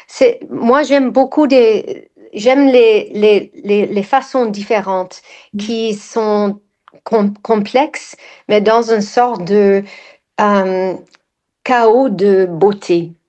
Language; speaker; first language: French; non-native, fluent; English